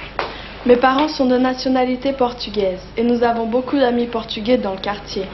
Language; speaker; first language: French; early bilingual, other home language; Portuguese